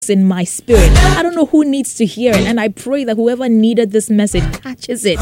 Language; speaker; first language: English; native; English